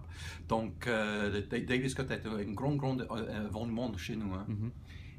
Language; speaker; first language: French; non-native, fluent; English